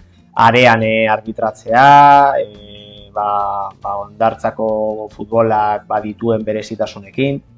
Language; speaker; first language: Basque; native; Basque